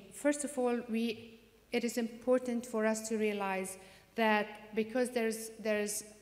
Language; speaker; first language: English; non-native, fluent; Persian